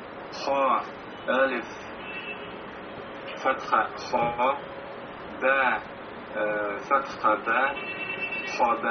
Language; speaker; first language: Arabic; non-native, learner; Russian